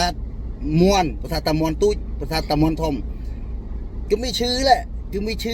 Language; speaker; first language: Thai; non-native, fluent; Khmer